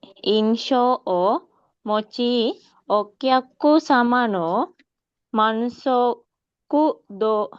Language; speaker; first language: Japanese; non-native, learner; Sinhala